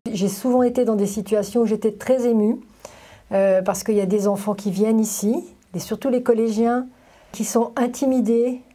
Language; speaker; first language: French; native; French